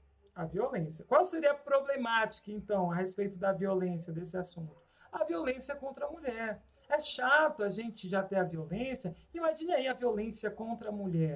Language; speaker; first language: Portuguese; native; Portuguese